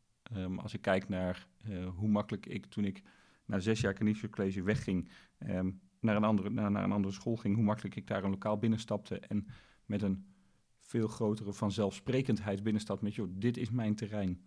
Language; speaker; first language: Dutch; native; Dutch